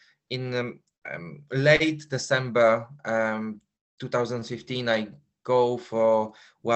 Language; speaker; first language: English; non-native, fluent; Polish